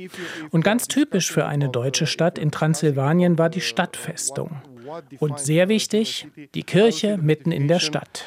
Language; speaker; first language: German; non-native, fluent; Romanian